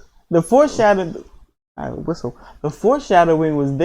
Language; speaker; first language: English; native; English